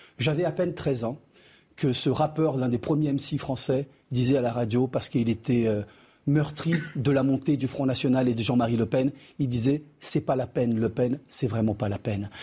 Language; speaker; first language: French; early bilingual, other home language; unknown